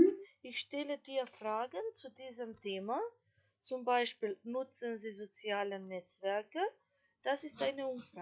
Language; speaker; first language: German; non-native, fluent; Macedonian